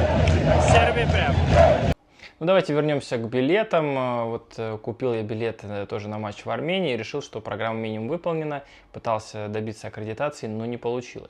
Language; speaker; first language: Russian; native; Russian